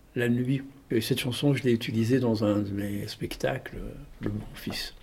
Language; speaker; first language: French; non-native, local second language; Arabic